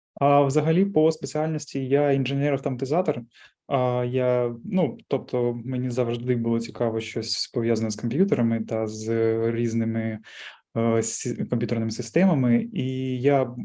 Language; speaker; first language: Ukrainian; non-native, local second language; Russian